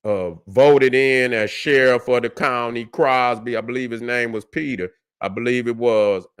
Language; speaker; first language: English; native; English